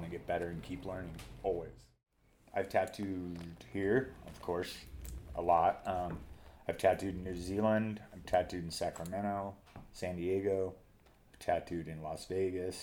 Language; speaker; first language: English; native; English